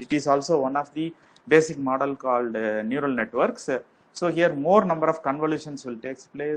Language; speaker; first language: English; non-native, local second language; Tamil